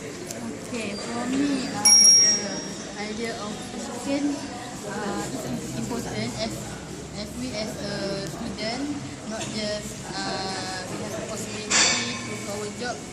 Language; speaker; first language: English; non-native, local second language; Malay